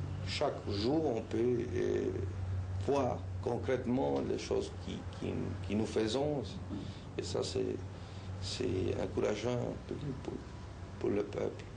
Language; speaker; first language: French; non-native, fluent; Spanish